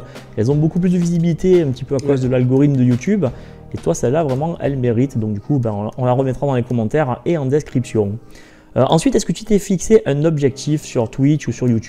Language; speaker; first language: French; native; French